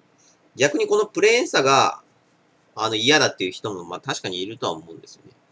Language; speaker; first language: Japanese; native; Japanese